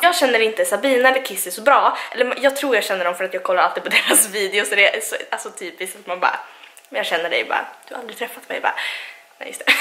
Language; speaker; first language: Swedish; native; Swedish